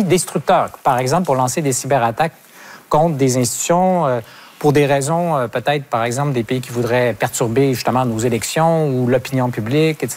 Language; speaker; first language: French; native; French